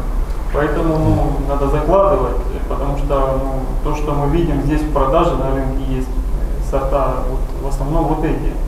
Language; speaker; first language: Russian; native; Russian